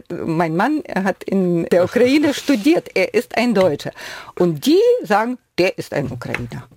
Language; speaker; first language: German; non-native, fluent; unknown